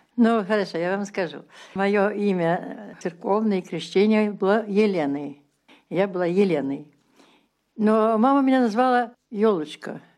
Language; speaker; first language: Russian; early bilingual, heritage; Russian